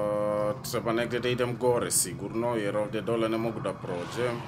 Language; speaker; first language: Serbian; early bilingual, heritage; English